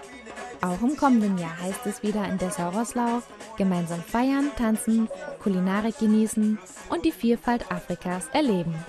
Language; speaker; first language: German; native; German